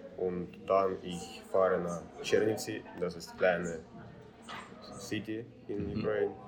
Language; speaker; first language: German; non-native, learner; Ukrainian